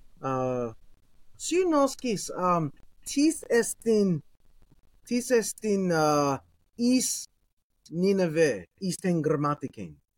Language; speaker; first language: Greek; non-native, learner; English